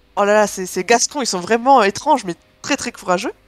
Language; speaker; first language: French; native; French